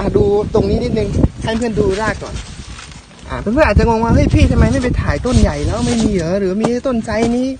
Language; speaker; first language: Thai; non-native, local second language; Northern Khmer